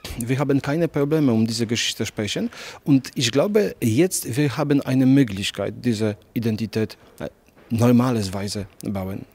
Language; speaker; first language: German; non-native, learner; Polish